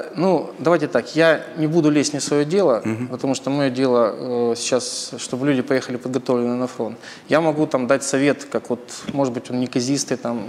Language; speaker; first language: Russian; native; Russian